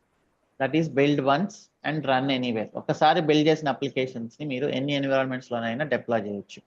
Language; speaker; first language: Telugu; native; Telugu